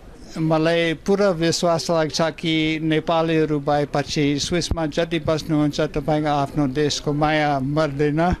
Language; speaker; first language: Nepali; non-native, fluent; German